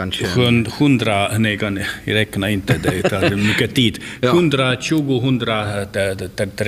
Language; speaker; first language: Swedish; non-native, learner; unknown